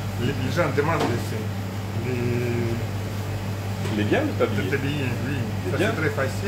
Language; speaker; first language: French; non-native, learner; Russian